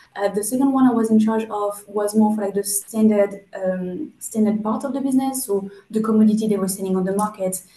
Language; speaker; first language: English; non-native, fluent; French